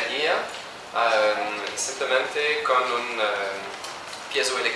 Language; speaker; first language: Spanish; non-native, learner; French